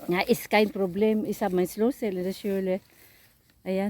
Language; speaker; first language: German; non-native, learner; Filipino